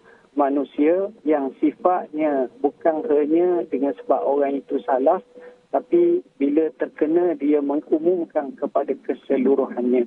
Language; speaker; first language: Malay; native; Malay